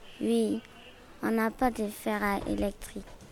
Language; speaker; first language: French; non-native, local second language; Bambara